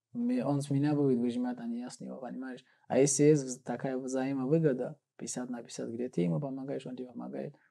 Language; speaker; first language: Russian; non-native, local second language; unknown